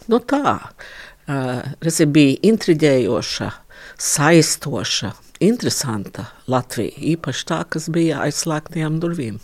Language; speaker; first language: Latvian; early bilingual, heritage; Latvian